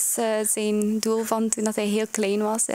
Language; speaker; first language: Dutch; early bilingual, other home language; Japanese